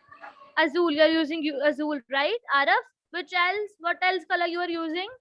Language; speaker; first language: English; non-native, local second language; Hindi